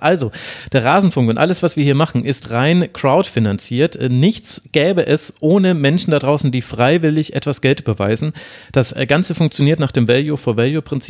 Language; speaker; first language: German; native; German